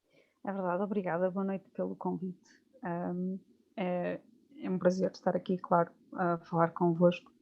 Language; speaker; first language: Portuguese; native; Portuguese